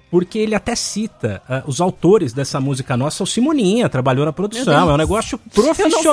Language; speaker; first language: Portuguese; native; Portuguese